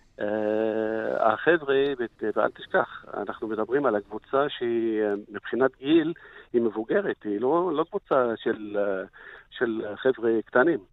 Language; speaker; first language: Hebrew; non-native, fluent; Arabic